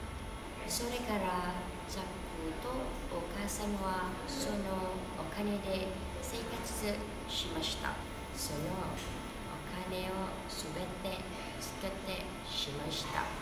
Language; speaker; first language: Japanese; non-native, learner; Indonesian